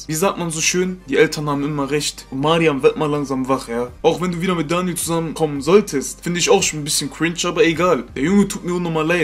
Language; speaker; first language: German; native; German